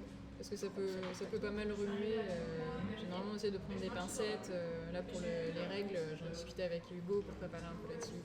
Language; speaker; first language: French; native; French